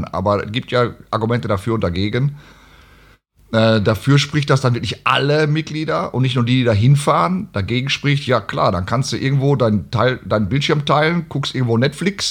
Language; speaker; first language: German; native; German